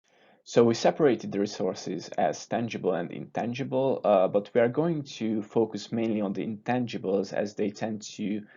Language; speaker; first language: English; non-native, fluent; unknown